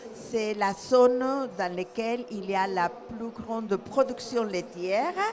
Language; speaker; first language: French; non-native, fluent; Spanish